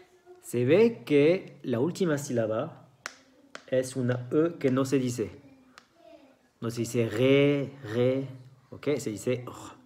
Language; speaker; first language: Spanish; non-native, fluent; French